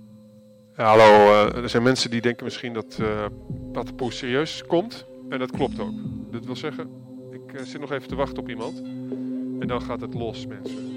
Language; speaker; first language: Dutch; native; Dutch